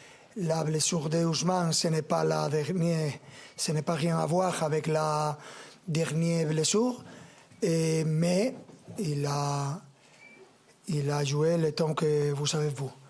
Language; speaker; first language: French; non-native, fluent; Spanish